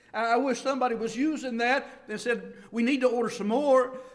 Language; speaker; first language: English; native; English